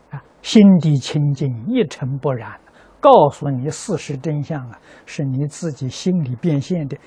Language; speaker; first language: Chinese; native; Chinese